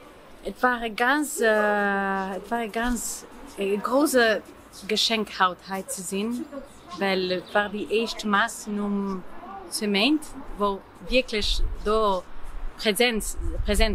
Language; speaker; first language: German; non-native, learner; Spanish